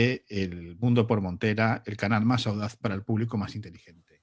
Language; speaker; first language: Spanish; native; Spanish